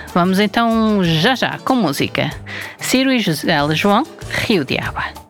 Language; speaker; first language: Portuguese; native; Portuguese